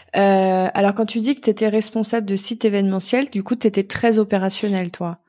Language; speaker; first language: French; native; French